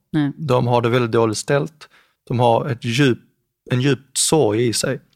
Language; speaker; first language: Swedish; native; Swedish